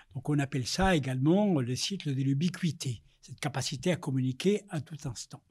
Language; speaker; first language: French; non-native, fluent; Spanish